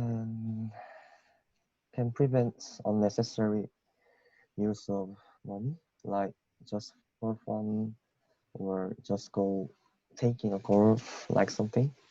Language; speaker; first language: English; non-native, learner; Korean